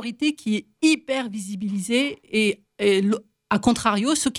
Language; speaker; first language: French; native; French